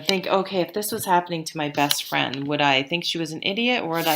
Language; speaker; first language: English; native; English